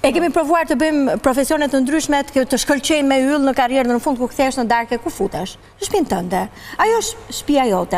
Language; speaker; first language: Albanian; native; Albanian